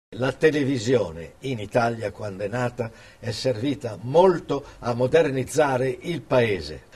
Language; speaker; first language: Italian; early bilingual, other home language; English